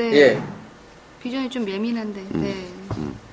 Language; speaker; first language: Korean; native; Korean